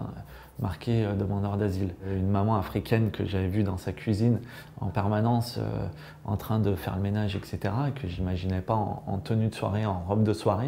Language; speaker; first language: French; native; French